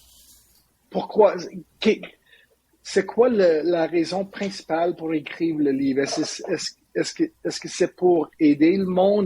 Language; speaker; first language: French; non-native, learner; English